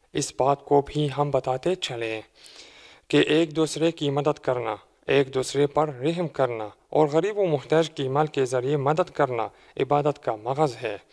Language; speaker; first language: Urdu; non-native, fluent; Arabic